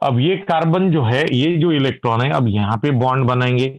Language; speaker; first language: Hindi; non-native, local second language; Marathi